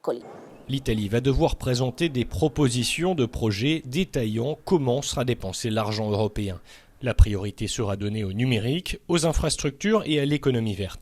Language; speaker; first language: French; native; French